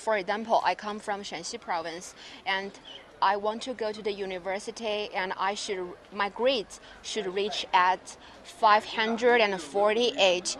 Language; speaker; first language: English; non-native, learner; Chinese